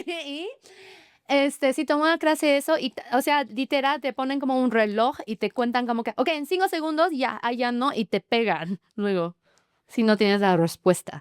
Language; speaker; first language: Spanish; non-native, fluent; Chinese